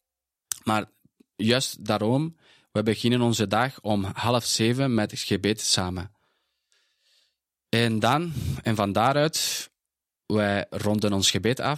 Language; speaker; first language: Dutch; non-native, fluent; Spanish